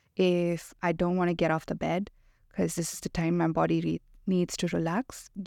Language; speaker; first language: English; non-native, local second language; Hindi